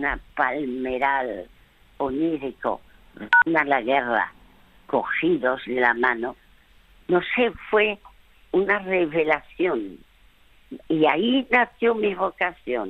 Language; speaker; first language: Spanish; early bilingual, other home language; French